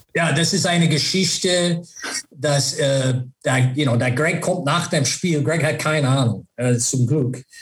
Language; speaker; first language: German; non-native, fluent; English